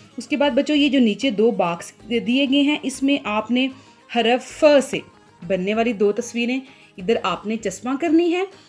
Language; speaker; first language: Hindi; non-native, local second language; Punjabi